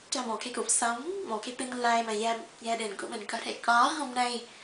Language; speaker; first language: Vietnamese; early bilingual, heritage; Vietnamese